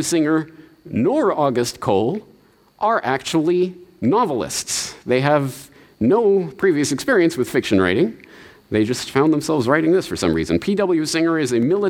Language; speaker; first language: English; native; English